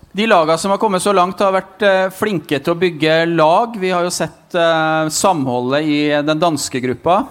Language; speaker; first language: Norwegian; native; Norwegian